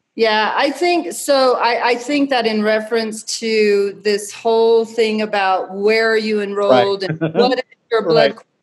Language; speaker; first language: English; native; English